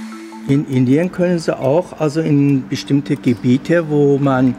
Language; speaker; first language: German; non-native, fluent; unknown